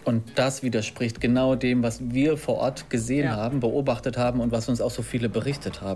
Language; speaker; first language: German; native; German